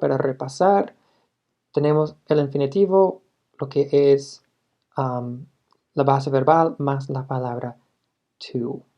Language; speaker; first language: Spanish; non-native, fluent; English